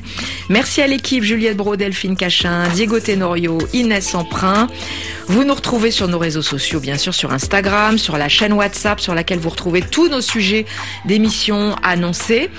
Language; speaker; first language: French; native; French